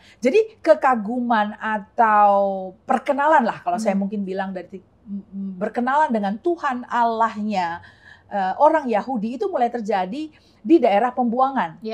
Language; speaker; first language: Indonesian; native; Indonesian